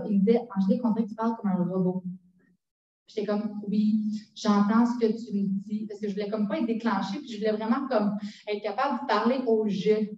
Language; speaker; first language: French; native; French